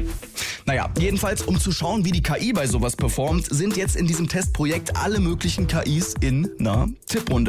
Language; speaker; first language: German; native; German